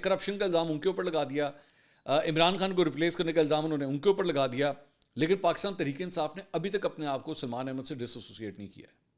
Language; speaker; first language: Urdu; native; Urdu